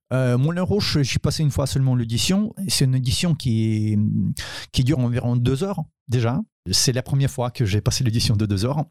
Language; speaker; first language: French; non-native, fluent; Ukrainian